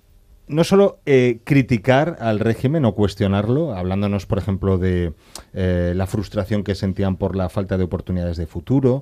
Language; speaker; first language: Spanish; native; Spanish